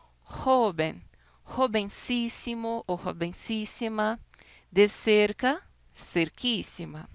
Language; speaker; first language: Spanish; non-native, fluent; Portuguese